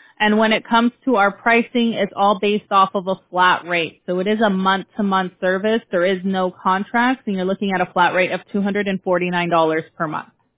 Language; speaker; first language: English; early bilingual, other home language; Spanish